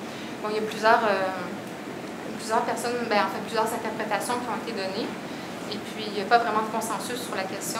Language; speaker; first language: French; native; French